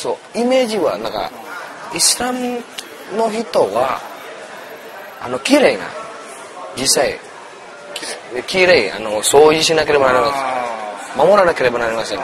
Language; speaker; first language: Japanese; non-native, learner; Indonesian